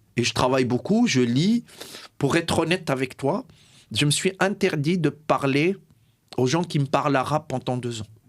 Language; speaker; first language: French; non-native, local second language; Arabic